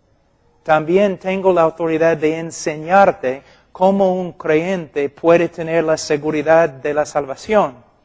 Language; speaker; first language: Spanish; non-native, fluent; English